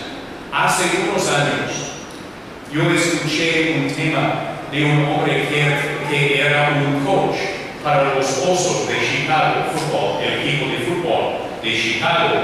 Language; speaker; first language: Spanish; non-native, learner; English